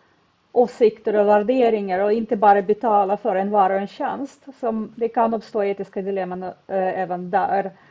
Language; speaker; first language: Swedish; non-native, fluent; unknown